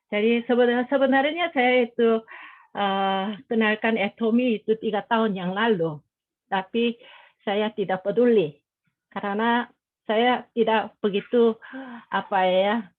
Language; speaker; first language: Indonesian; non-native, fluent; Korean